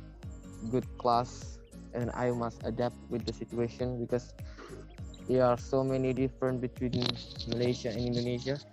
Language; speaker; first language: English; non-native, learner; Indonesian